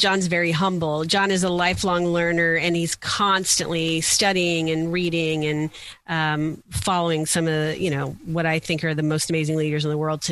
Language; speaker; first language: English; native; English